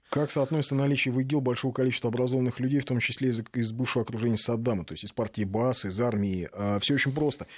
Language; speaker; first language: Russian; native; Russian